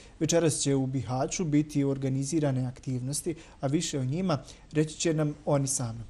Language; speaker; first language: Croatian; native; Croatian